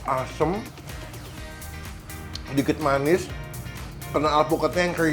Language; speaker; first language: Indonesian; native; Indonesian